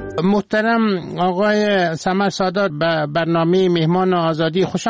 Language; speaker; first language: Persian; native; Persian